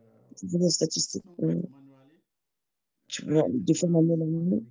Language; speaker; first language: French; non-native, learner; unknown